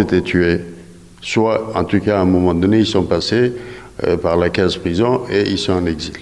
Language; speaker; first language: French; non-native, fluent; Persian